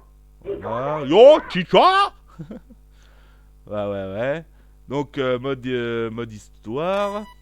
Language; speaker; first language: French; native; French